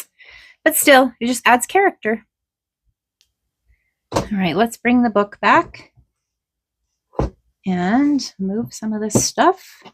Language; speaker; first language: English; native; English